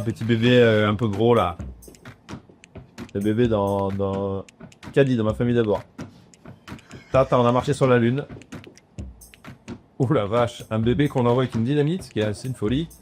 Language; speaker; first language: French; native; French